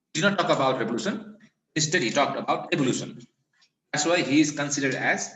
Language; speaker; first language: English; non-native, local second language; Nepali